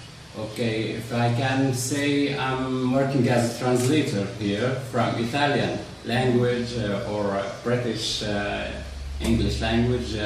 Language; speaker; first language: English; non-native, learner; Arabic